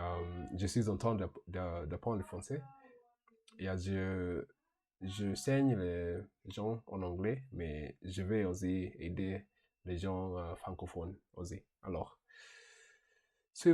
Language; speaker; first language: French; non-native, learner; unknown